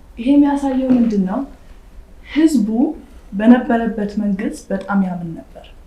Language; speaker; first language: Amharic; early bilingual, heritage; Amharic